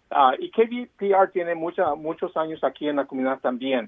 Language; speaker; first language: Spanish; early bilingual, heritage; Spanish